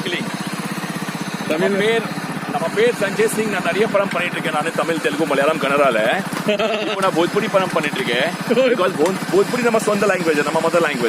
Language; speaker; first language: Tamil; non-native, local second language; Bhojpuri